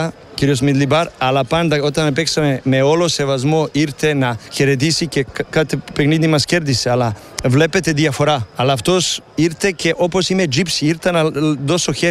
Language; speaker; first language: Greek; non-native, learner; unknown